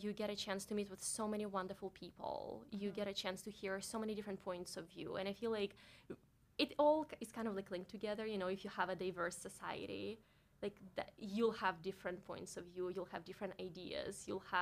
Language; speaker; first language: English; non-native, fluent; Russian